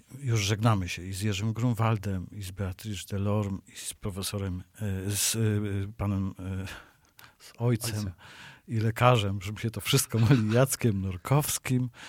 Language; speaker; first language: Polish; native; Polish